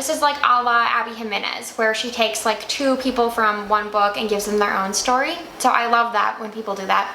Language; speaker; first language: English; native; English